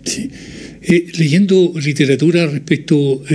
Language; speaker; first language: Spanish; native; Spanish